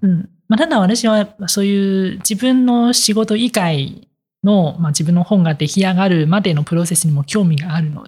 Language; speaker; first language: Japanese; non-native, fluent; Chinese